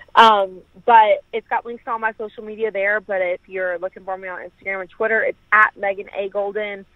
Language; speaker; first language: English; native; English